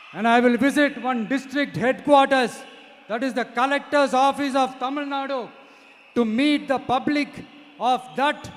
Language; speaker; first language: English; non-native, local second language; Tamil